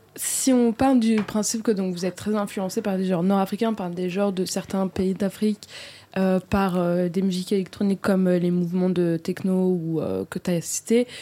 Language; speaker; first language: French; native; French